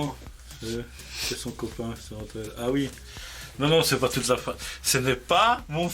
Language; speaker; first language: French; native; French